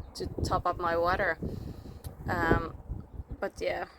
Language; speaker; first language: English; non-native, fluent; Finnish